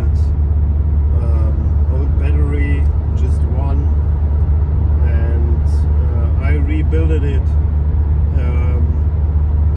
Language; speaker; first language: English; non-native, learner; German